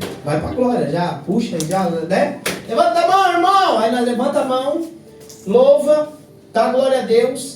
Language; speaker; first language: Portuguese; native; Portuguese